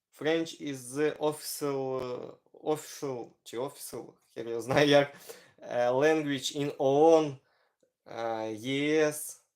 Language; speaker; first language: English; non-native, learner; Ukrainian